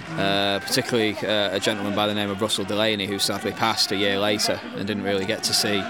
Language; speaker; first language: English; native; English